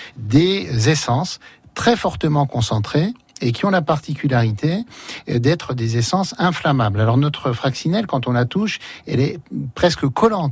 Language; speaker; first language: French; native; French